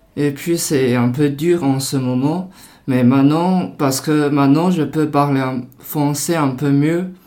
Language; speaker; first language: French; non-native, learner; Chinese